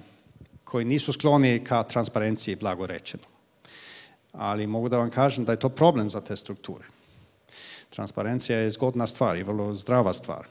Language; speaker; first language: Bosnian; non-native, fluent; Swedish